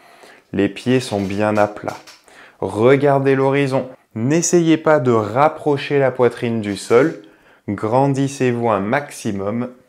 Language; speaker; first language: French; native; French